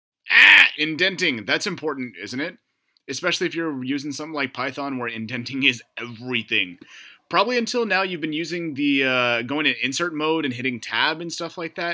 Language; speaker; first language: English; native; English